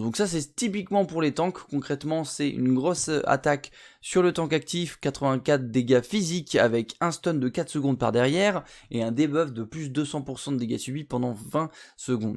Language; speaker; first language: French; native; French